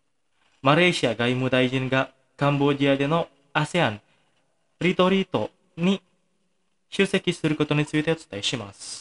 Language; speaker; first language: Japanese; non-native, fluent; Indonesian